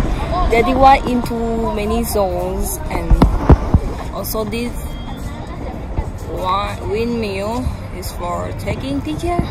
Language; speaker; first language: English; non-native, learner; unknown